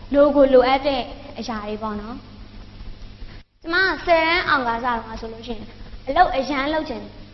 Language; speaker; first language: Burmese; native; Burmese